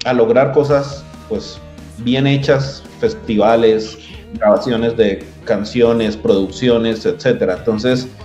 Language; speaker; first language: Spanish; native; Spanish